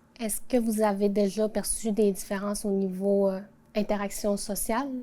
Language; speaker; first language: French; native; French